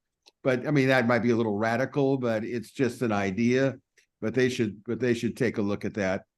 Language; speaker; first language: English; native; English